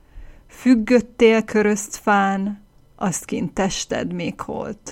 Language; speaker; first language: Hungarian; native; Hungarian